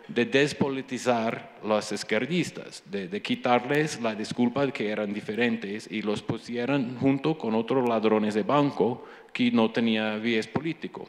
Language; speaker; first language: Spanish; non-native, fluent; English